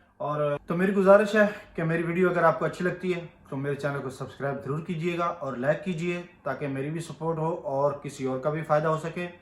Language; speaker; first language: Urdu; non-native, local second language; Punjabi